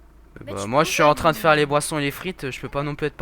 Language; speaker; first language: French; native; French